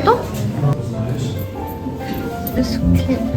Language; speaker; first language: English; non-native, learner; Korean